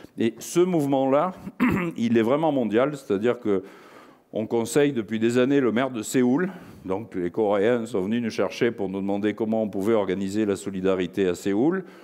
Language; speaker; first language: French; native; French